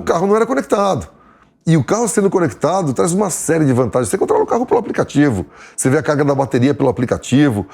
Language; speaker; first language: Portuguese; native; Portuguese